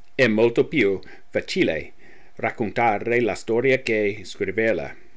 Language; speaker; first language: Italian; non-native, learner; English